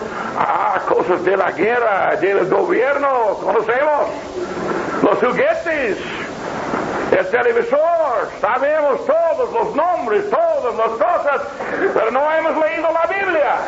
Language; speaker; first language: Spanish; non-native, learner; English